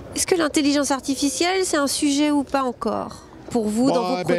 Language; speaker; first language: French; native; French